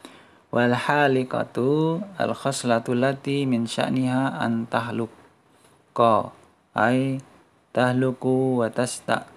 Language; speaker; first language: Arabic; non-native, fluent; Indonesian